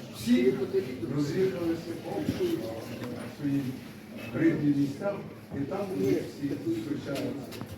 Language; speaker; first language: Ukrainian; non-native, learner; Korean